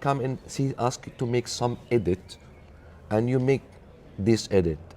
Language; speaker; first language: English; non-native, learner; Arabic